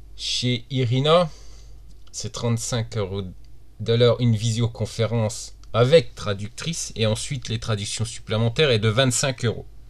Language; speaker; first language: French; native; French